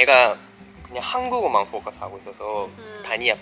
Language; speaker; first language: Korean; non-native, fluent; Japanese